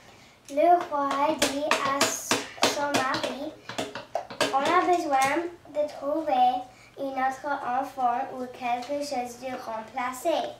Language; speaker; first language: French; non-native, learner; English